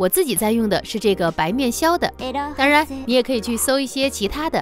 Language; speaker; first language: Chinese; native; Chinese